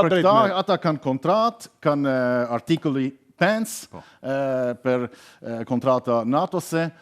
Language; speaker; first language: Albanian; non-native, learner; German